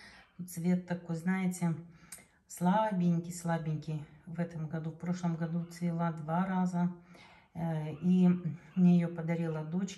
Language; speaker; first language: Russian; native; Russian